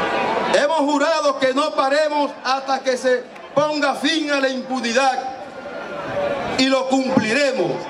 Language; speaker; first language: Spanish; native; Spanish